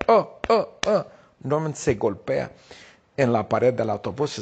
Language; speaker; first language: Spanish; non-native, fluent; English